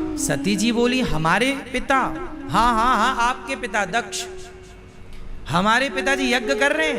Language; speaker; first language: Hindi; native; Hindi